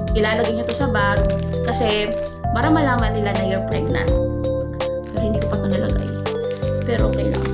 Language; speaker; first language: Filipino; native; Filipino